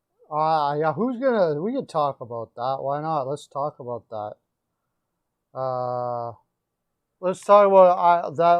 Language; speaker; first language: English; native; English